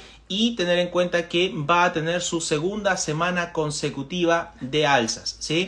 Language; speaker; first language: Spanish; native; Spanish